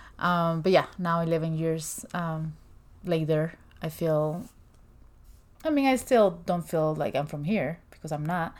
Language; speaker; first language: English; non-native, fluent; Spanish